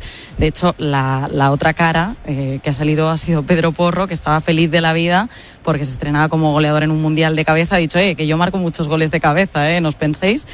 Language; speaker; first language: Spanish; native; Spanish